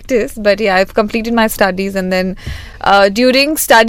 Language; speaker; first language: English; non-native, local second language; Hindi